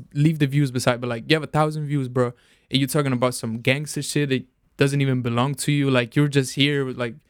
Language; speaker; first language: English; non-native, fluent; Italian